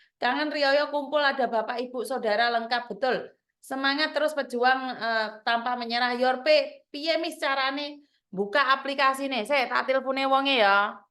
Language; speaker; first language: Indonesian; non-native, local second language; Javanese